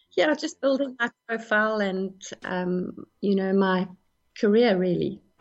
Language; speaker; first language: English; native; English